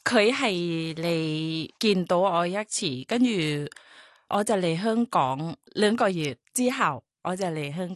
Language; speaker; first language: Cantonese; non-native, learner; Thai